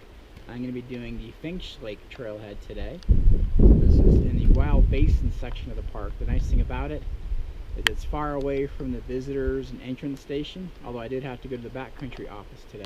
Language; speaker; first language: English; native; English